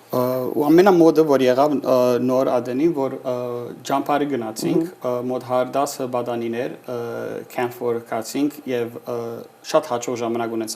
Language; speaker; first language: Armenian; early bilingual, heritage; Armenian